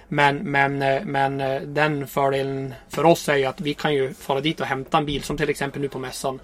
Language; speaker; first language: Swedish; native; Swedish